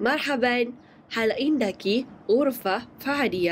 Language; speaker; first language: Arabic; non-native, learner; Malay